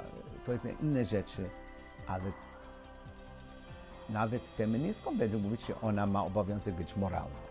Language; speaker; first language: Polish; non-native, learner; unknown